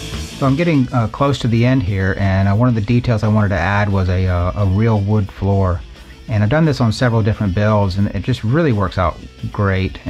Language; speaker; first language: English; native; English